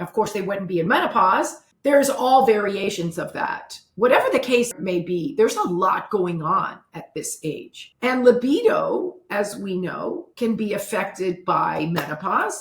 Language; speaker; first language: English; native; English